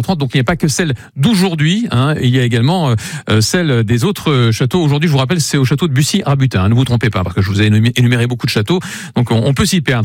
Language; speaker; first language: French; native; French